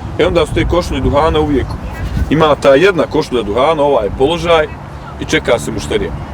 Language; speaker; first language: Bosnian; native; Bosnian